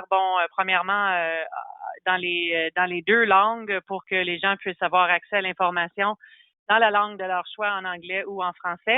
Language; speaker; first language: French; native; French